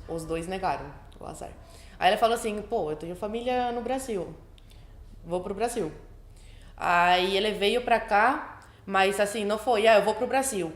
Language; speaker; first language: Portuguese; early bilingual, other home language; Spanish